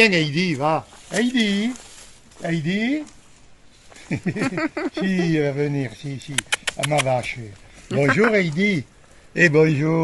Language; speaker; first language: French; native; French